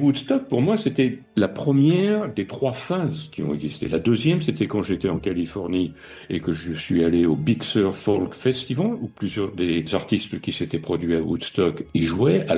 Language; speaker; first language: French; native; French